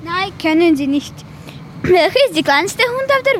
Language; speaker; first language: German; non-native, learner; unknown